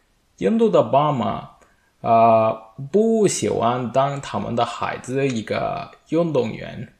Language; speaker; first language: Chinese; non-native, learner; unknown